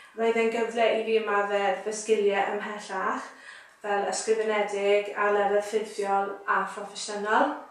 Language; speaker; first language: Welsh; non-native, local second language; English